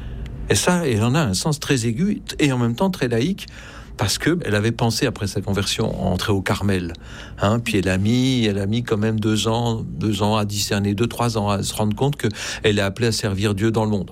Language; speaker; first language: French; native; French